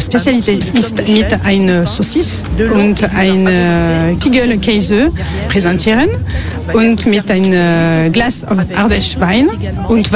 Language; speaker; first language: German; non-native, learner; French